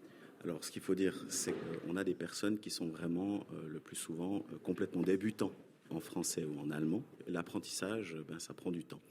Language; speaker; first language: French; native; French